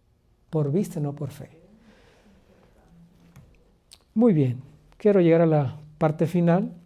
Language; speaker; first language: Spanish; native; Spanish